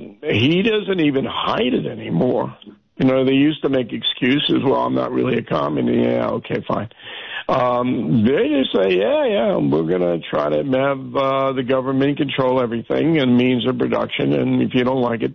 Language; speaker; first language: English; native; English